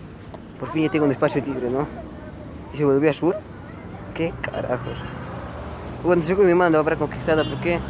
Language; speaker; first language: Spanish; native; Spanish